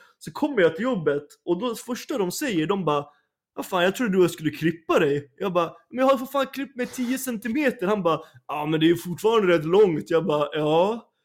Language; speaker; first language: Swedish; native; Swedish